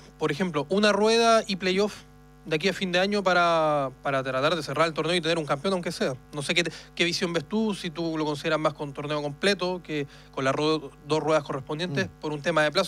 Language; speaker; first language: Spanish; native; Spanish